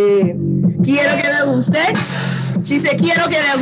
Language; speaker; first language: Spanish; non-native, fluent; English